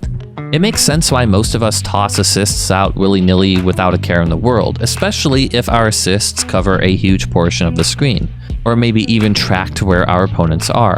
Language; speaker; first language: English; native; English